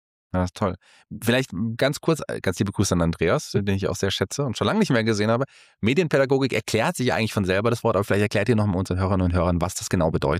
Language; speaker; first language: German; native; German